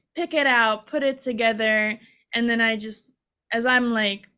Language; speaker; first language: English; non-native, fluent; Hungarian